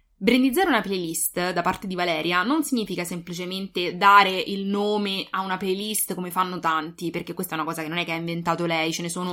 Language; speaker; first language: Italian; native; Italian